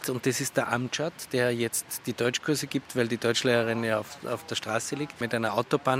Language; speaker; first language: German; native; German